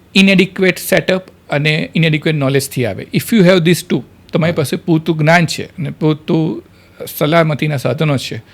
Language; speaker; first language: Gujarati; native; Gujarati